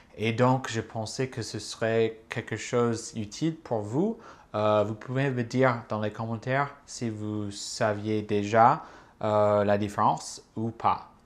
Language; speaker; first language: French; non-native, fluent; English